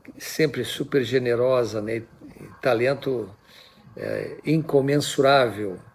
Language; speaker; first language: Portuguese; native; Portuguese